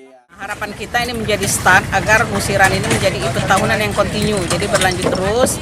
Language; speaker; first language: Indonesian; native; Indonesian